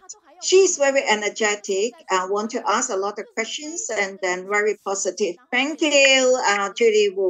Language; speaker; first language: English; non-native, learner; Chinese